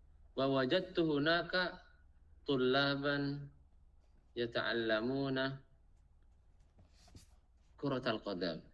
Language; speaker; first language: Arabic; non-native, fluent; Indonesian